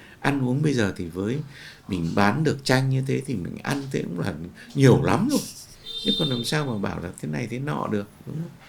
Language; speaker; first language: Vietnamese; native; Vietnamese